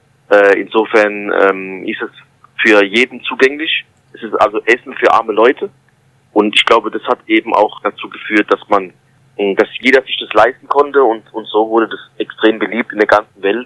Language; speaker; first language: German; early bilingual, other home language; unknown